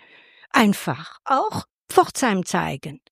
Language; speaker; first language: German; non-native, fluent; French